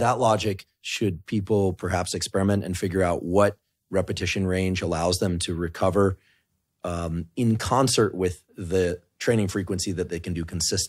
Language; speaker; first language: English; native; English